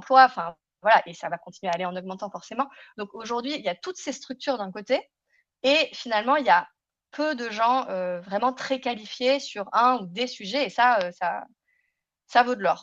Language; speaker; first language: French; native; French